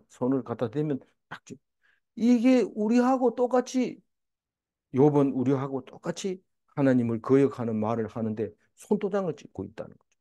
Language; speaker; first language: Korean; native; Korean